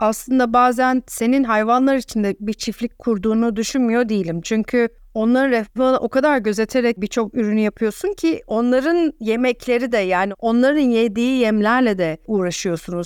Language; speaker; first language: Turkish; native; Turkish